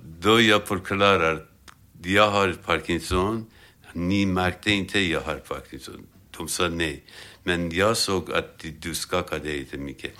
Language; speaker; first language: Swedish; non-native, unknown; Armenian